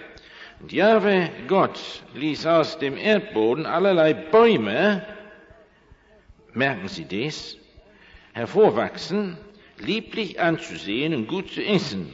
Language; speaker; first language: German; non-native, fluent; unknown